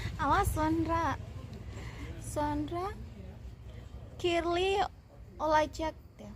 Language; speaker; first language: Turkish; non-native, learner; Indonesian